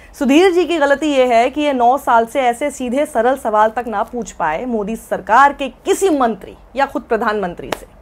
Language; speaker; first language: Hindi; native; Hindi